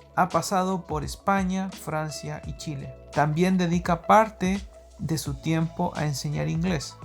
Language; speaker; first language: Spanish; native; Spanish